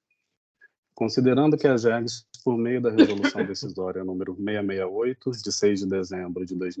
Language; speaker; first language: Portuguese; native; Portuguese